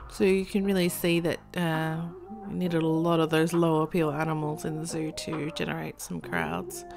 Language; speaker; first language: English; native; English